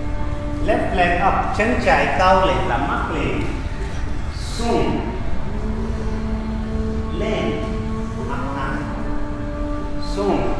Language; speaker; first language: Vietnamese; non-native, learner; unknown